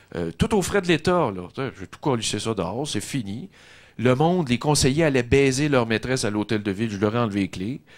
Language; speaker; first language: French; native; French